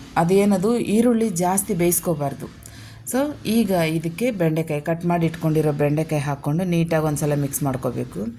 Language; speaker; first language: Kannada; non-native, local second language; Telugu